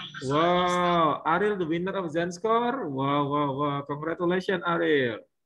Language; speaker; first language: English; non-native, fluent; Indonesian